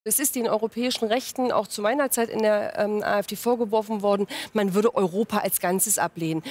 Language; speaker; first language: German; native; German